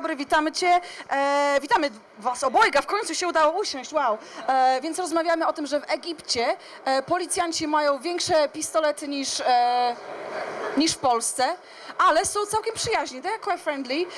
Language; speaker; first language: Polish; native; Polish